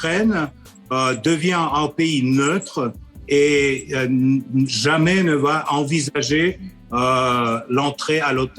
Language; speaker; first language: French; non-native, fluent; Russian